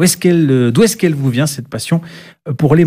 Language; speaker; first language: French; native; French